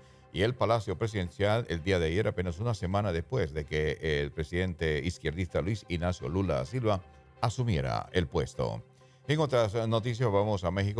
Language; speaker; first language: Spanish; native; Spanish